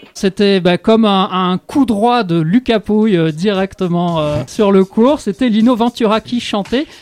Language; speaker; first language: French; native; French